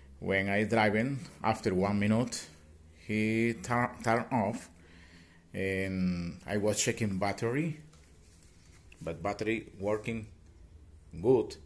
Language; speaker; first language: English; non-native, learner; Spanish